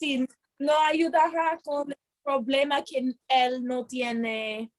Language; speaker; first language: Spanish; non-native, learner; English